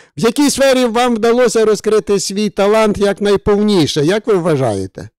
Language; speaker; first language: Ukrainian; native; Ukrainian